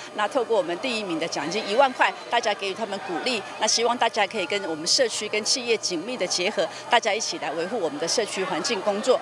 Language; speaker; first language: Chinese; native; Chinese